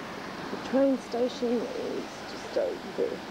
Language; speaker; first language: English; native; English